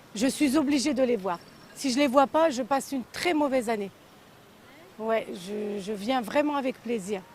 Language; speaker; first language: French; native; French